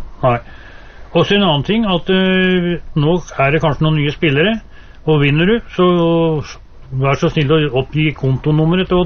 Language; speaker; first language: Norwegian; native; Norwegian